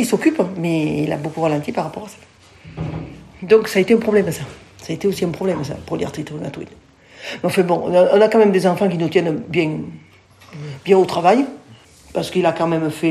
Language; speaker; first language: French; native; French